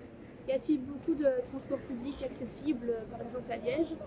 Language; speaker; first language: French; native; French